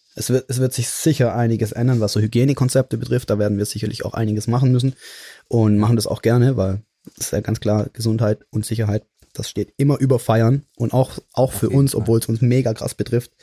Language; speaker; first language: German; native; German